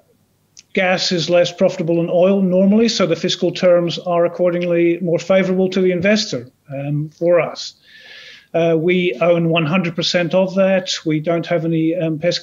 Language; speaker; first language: English; native; English